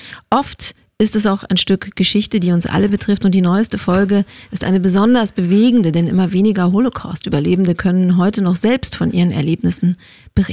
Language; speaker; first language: German; native; German